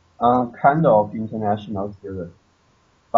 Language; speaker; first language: English; non-native, learner; Chinese